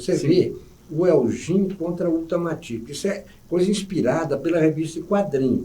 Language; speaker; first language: Portuguese; native; Portuguese